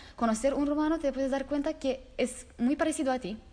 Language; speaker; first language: Spanish; non-native, fluent; Romanian